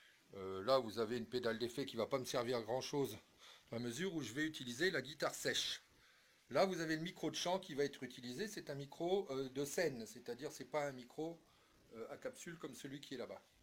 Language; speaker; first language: French; native; French